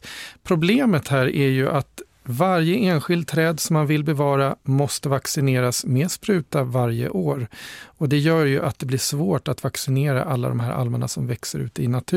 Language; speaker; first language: Swedish; native; Swedish